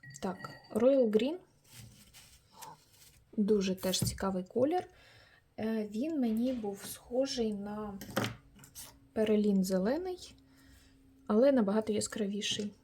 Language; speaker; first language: Ukrainian; native; Ukrainian